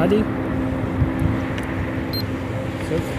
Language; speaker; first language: Arabic; native; Arabic